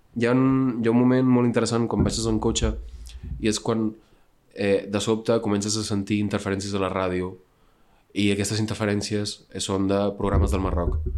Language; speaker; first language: Catalan; early bilingual, other home language; Arabic